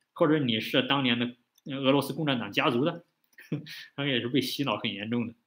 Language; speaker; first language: Chinese; native; Chinese